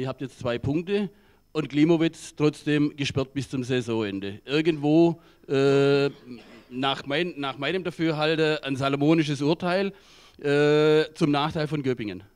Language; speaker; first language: German; native; German